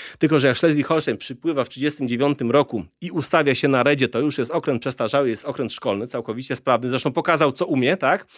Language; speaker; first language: Polish; native; Polish